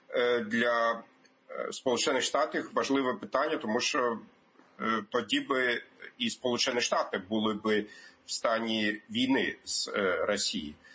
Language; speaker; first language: Ukrainian; non-native, fluent; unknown